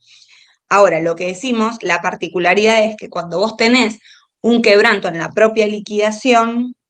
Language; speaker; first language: Spanish; native; Spanish